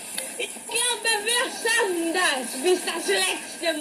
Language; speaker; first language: German; non-native, learner; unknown